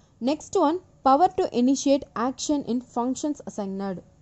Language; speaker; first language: English; non-native, local second language; Tamil